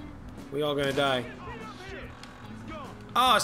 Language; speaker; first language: English; native; English